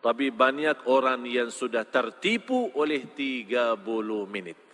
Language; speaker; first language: Indonesian; non-native, fluent; Arabic